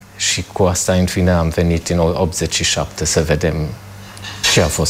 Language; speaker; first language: Romanian; non-native, fluent; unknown